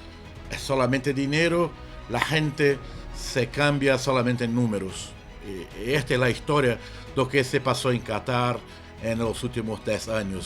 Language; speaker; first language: Spanish; non-native, fluent; Portuguese